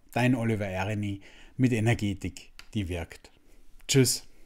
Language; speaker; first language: German; native; German